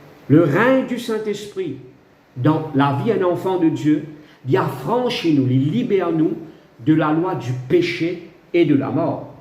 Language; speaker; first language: French; non-native, local second language; Morisyen